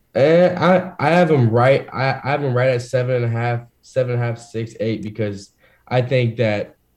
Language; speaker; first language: English; native; English